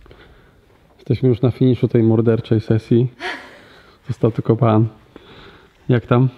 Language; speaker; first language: Polish; native; Polish